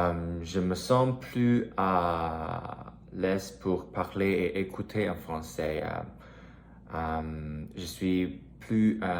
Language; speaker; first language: French; non-native, learner; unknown